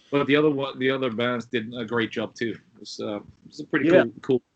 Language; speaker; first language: English; non-native, fluent; Swedish